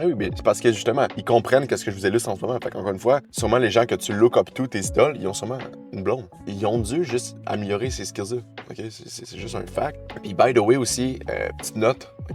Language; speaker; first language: French; native; French